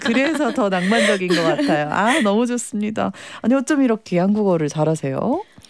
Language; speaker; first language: Korean; native; Korean